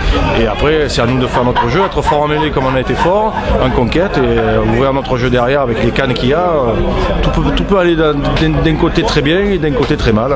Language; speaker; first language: French; native; French